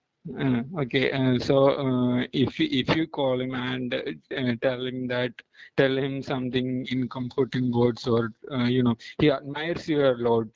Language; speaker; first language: English; non-native, local second language; Malayalam